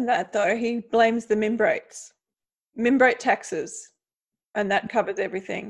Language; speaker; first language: English; native; English